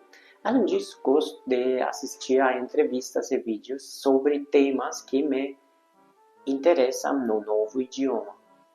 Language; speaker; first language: Portuguese; non-native, fluent; Hungarian